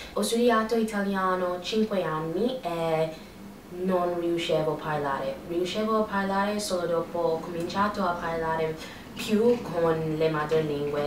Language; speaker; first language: Italian; non-native, fluent; English